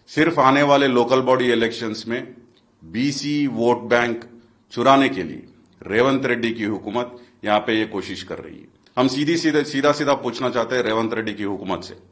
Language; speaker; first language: Hindi; non-native, local second language; Telugu